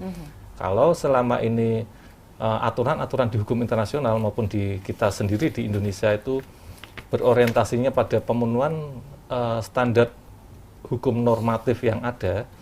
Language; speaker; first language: Indonesian; native; Indonesian